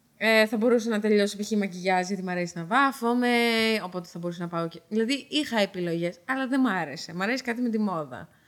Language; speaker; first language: Greek; early bilingual, heritage; Dutch